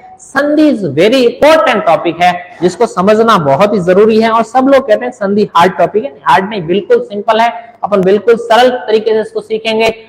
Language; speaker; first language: Hindi; native; Hindi